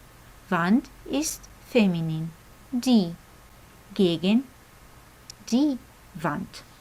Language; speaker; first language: German; non-native, fluent; Croatian